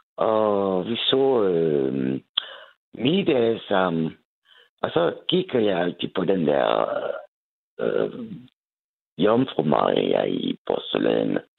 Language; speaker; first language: Danish; non-native, fluent; French